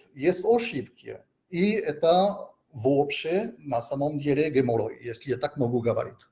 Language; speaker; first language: Russian; non-native, fluent; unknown